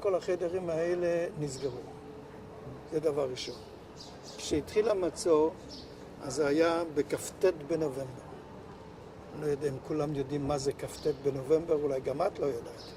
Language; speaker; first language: Hebrew; non-native, local second language; Yiddish